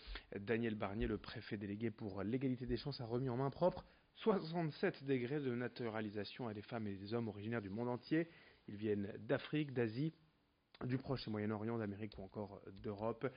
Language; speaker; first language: French; native; French